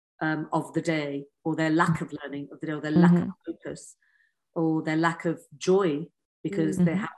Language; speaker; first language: English; native; English